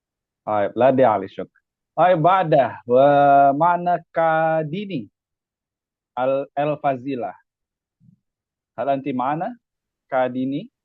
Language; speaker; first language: Arabic; non-native, fluent; Indonesian